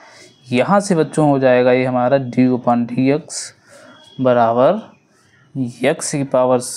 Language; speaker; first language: Hindi; native; Hindi